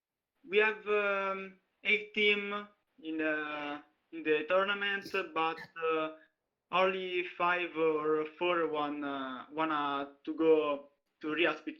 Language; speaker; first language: English; non-native, learner; Italian